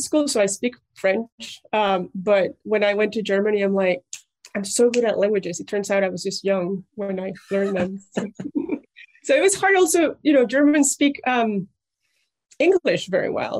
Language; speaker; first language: English; non-native, fluent; Spanish